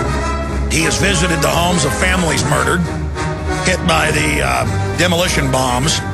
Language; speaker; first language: English; native; English